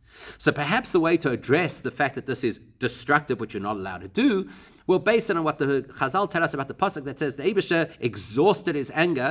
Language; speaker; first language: English; native; English